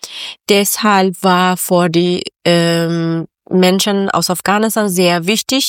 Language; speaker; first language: German; non-native, learner; Persian